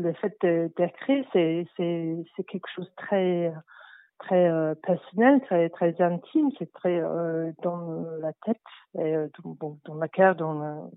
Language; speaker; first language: French; non-native, learner; English